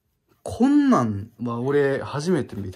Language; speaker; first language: Japanese; native; Japanese